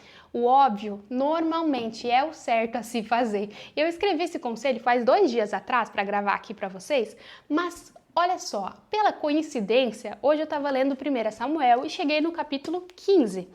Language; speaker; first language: Portuguese; native; Portuguese